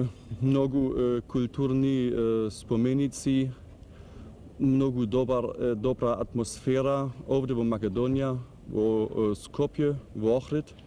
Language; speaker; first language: Macedonian; non-native, learner; German